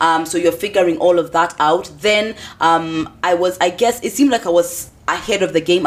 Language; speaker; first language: English; native; English